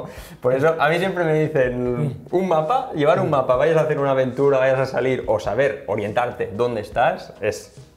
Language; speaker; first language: Spanish; native; Spanish